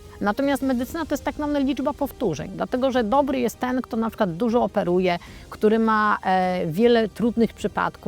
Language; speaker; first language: Polish; native; Polish